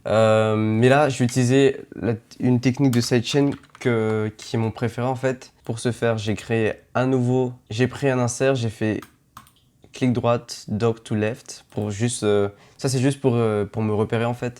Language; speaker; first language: French; native; French